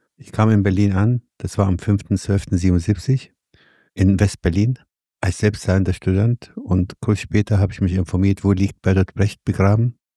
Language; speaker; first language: German; non-native, fluent; Arabic